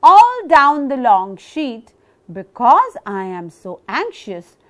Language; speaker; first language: English; non-native, local second language; Punjabi